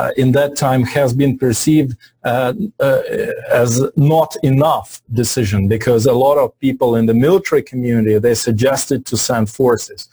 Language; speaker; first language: English; non-native, fluent; Russian